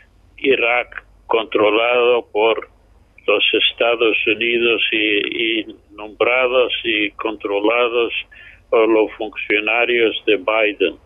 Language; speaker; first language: Spanish; non-native, fluent; English